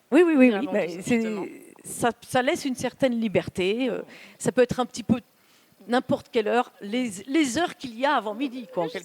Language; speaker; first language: French; native; French